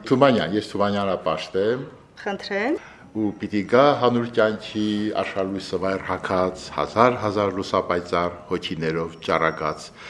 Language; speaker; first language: Armenian; native; Armenian